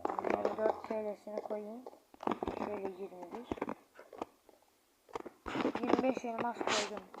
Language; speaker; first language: Turkish; native; Turkish